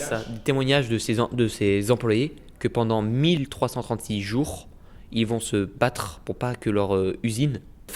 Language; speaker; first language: French; native; French